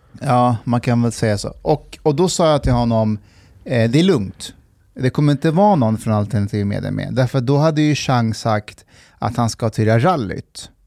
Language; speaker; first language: Swedish; early bilingual, other home language; Persian